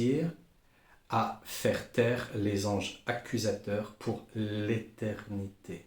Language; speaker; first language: French; native; French